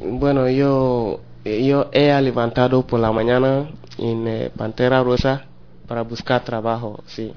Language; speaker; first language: Spanish; non-native, learner; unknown